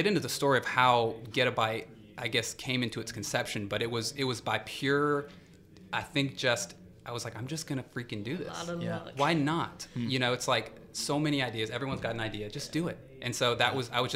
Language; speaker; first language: English; native; English